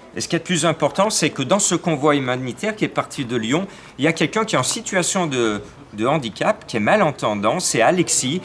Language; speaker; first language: French; native; French